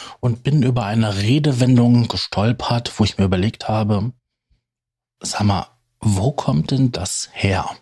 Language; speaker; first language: German; native; German